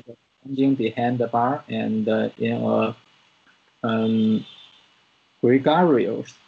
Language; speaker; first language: English; non-native, learner; Chinese